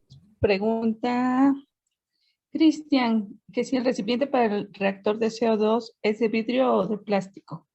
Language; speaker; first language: Spanish; native; Spanish